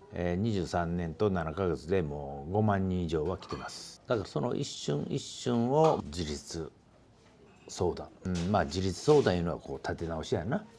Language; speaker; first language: Japanese; native; Japanese